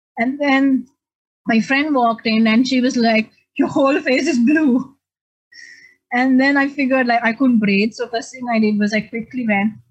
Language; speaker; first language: English; non-native, local second language; Sinhala